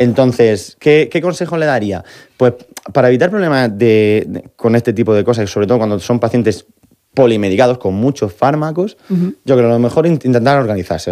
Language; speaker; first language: Spanish; native; Spanish